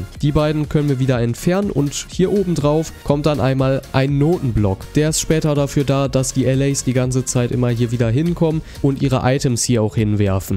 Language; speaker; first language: German; native; German